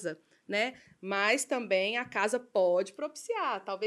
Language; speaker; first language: Portuguese; native; Portuguese